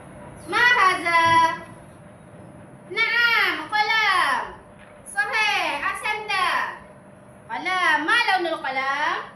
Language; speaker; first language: Arabic; non-native, learner; Malay